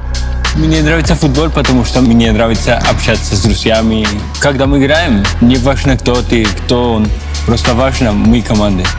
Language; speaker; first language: Russian; non-native, learner; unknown